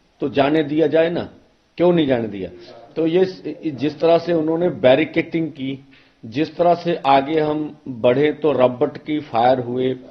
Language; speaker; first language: Hindi; non-native, local second language; Punjabi